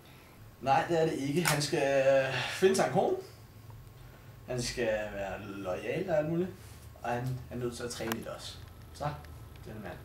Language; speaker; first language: Danish; early bilingual, other home language; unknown